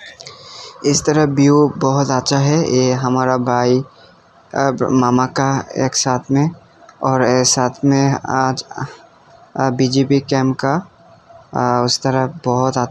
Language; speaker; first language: Hindi; non-native, learner; Bangla